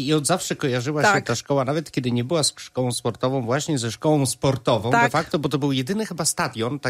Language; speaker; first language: Polish; native; Polish